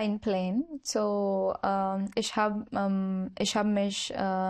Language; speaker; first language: German; non-native, learner; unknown